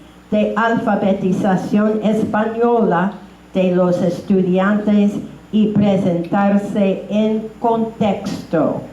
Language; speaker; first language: Spanish; non-native, fluent; English